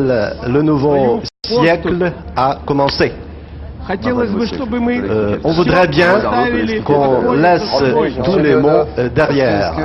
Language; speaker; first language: French; non-native, fluent; Russian